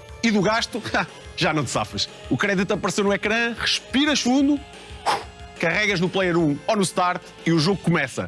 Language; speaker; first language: Portuguese; native; Portuguese